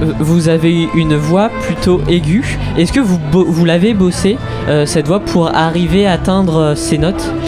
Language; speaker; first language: French; native; French